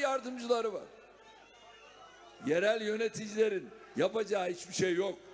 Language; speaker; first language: Turkish; native; Turkish